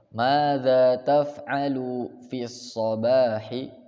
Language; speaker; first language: Arabic; non-native, fluent; Indonesian